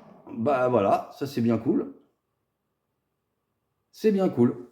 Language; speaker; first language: French; native; French